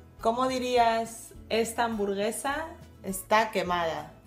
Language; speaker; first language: Spanish; non-native, fluent; English